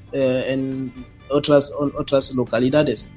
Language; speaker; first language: Spanish; non-native, fluent; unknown